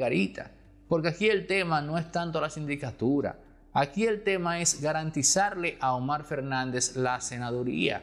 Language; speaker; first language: Spanish; native; Spanish